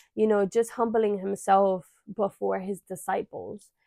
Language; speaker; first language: English; early bilingual, other home language; Spanish